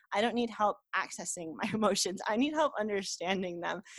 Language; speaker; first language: English; native; English